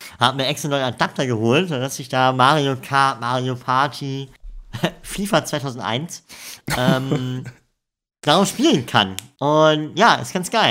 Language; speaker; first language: German; native; German